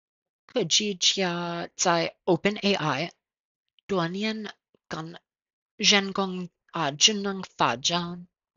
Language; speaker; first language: Chinese; non-native, learner; English